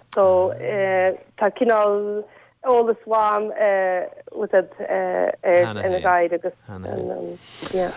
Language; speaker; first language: Irish; native; Irish